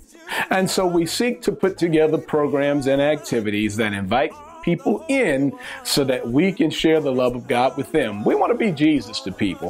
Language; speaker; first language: English; native; English